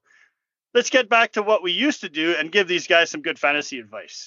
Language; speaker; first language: English; native; English